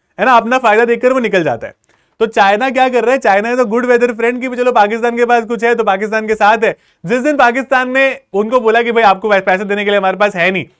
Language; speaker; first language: Hindi; native; Hindi